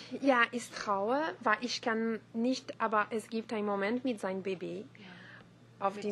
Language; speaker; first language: German; non-native, learner; French